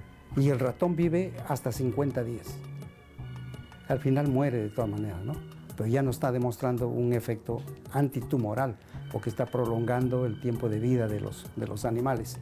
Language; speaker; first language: Spanish; native; Spanish